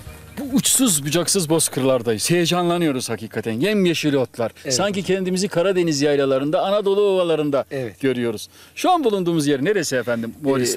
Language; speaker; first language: Turkish; native; Turkish